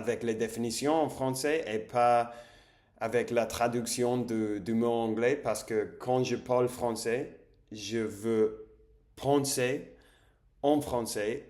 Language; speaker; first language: French; non-native, learner; English